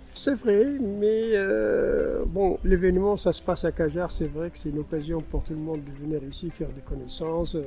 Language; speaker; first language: French; non-native, local second language; Tamasheq